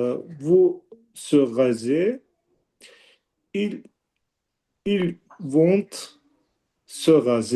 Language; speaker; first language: French; non-native, learner; Azerbaijani